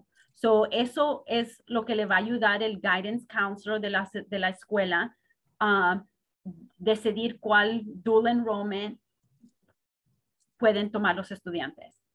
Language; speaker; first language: Spanish; early bilingual, heritage; Spanish